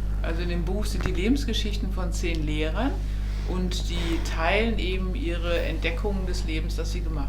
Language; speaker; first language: German; native; German